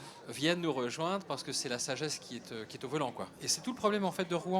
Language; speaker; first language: French; native; French